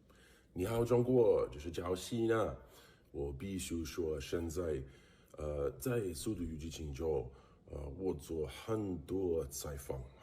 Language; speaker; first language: Chinese; non-native, learner; English